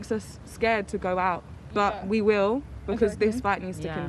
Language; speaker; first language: English; native; English